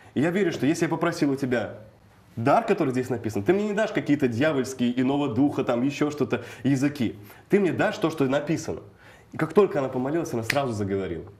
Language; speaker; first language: Russian; native; Russian